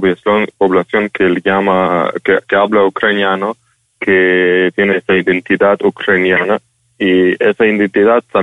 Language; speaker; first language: Spanish; non-native, fluent; Ukrainian